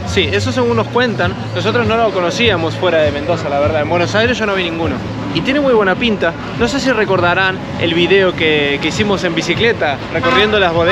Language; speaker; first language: Spanish; native; Spanish